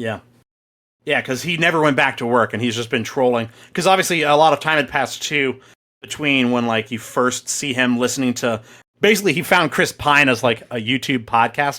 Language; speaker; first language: English; native; English